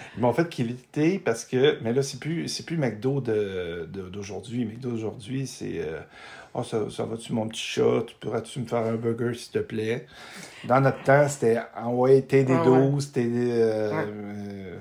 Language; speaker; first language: French; native; French